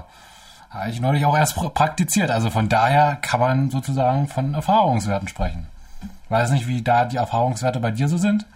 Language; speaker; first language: German; native; German